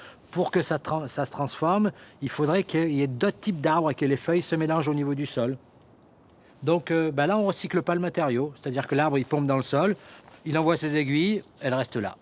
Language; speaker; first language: French; native; French